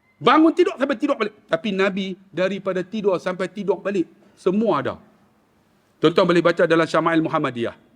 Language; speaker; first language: Malay; native; Malay